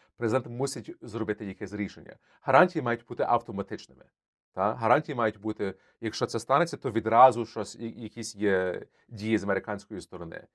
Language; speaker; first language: Ukrainian; early bilingual, heritage; Ukrainian